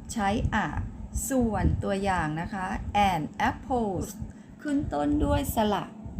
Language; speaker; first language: Thai; native; Thai